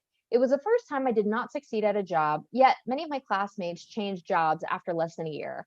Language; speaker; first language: English; native; English